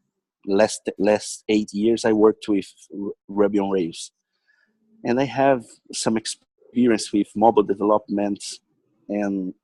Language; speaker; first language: English; non-native, learner; Portuguese